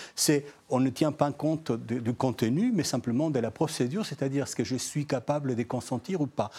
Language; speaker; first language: French; non-native, fluent; Spanish